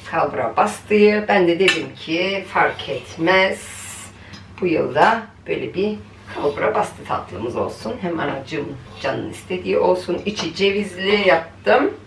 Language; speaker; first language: Turkish; early bilingual, heritage; Turkish